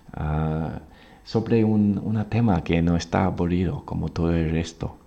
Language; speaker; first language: Spanish; non-native, fluent; English